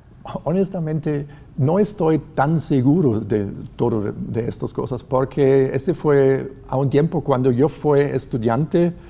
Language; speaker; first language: Spanish; non-native, fluent; German